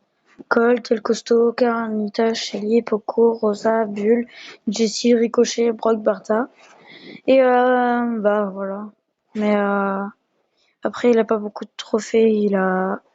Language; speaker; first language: French; native; French